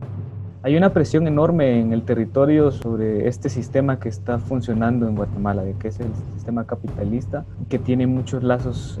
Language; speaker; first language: Spanish; native; Spanish